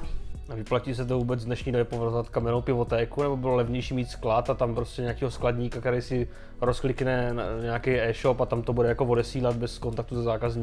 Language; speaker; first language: Czech; native; Czech